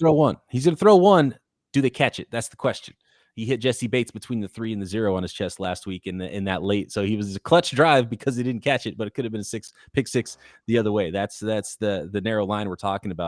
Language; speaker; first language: English; native; English